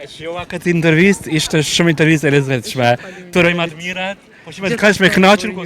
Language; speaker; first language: Albanian; native; Albanian